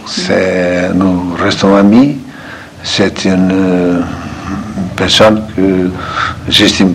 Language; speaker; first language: French; non-native, fluent; Portuguese